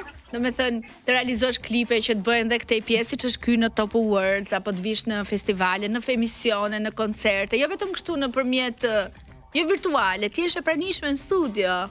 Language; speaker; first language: Albanian; native; Albanian